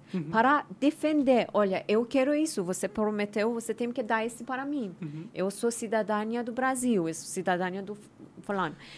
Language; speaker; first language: Portuguese; non-native, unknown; Persian